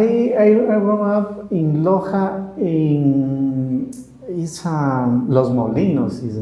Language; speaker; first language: English; non-native, learner; Spanish